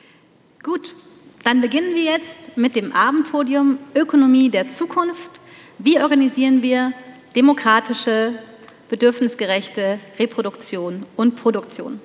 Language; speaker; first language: German; native; German